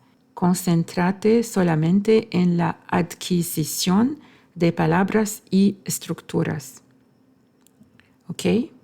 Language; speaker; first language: Spanish; non-native, fluent; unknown